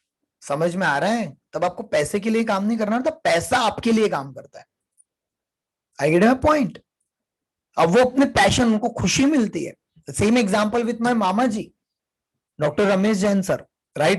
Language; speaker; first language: Hindi; native; Hindi